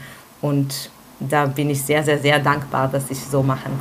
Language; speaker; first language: German; non-native, fluent; Hebrew